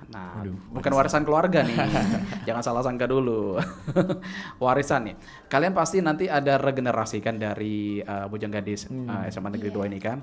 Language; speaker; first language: Indonesian; native; Indonesian